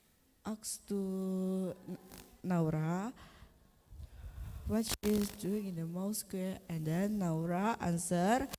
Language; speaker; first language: English; non-native, learner; Indonesian